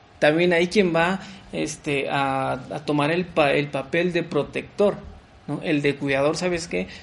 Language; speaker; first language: Spanish; early bilingual, heritage; French